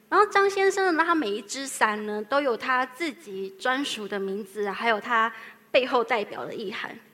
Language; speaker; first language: Chinese; native; Chinese